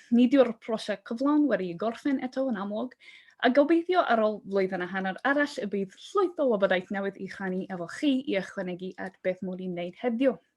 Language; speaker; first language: Welsh; non-native, fluent; English